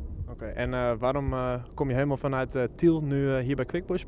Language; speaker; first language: Dutch; native; Dutch